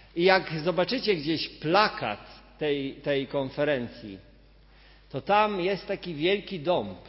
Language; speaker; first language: Polish; native; Polish